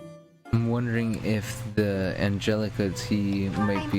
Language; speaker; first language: English; native; English